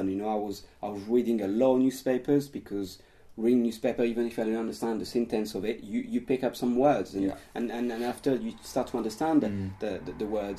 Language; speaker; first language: English; non-native, fluent; French